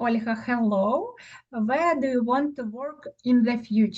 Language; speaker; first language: English; non-native, learner; Ukrainian